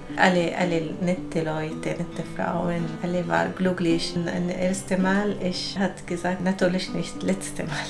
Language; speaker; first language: German; non-native, learner; Arabic